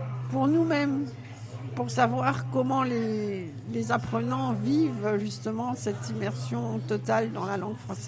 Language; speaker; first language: French; native; French